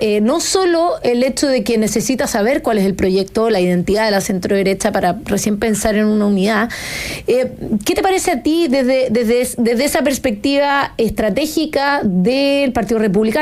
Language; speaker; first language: Spanish; native; Spanish